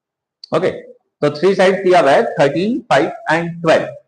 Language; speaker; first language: Hindi; native; Hindi